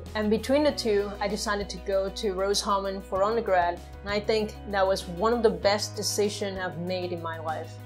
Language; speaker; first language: English; non-native, fluent; Spanish